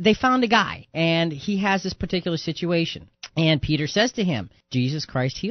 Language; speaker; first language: English; native; English